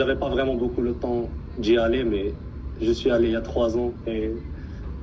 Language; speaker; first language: French; early bilingual, heritage; Arabic